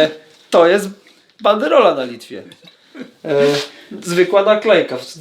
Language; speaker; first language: Polish; native; Polish